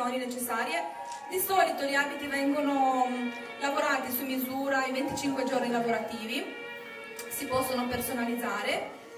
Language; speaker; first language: Italian; non-native, fluent; Romanian